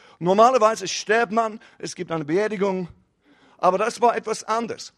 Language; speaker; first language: German; non-native, fluent; English